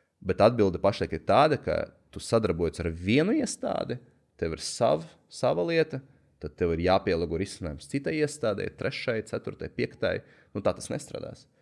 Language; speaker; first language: Latvian; native; Latvian